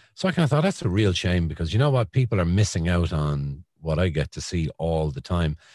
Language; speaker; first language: English; native; English